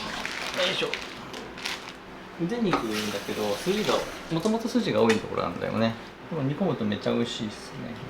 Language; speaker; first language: Japanese; native; Japanese